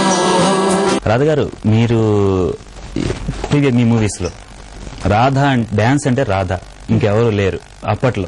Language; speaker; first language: Telugu; native; Telugu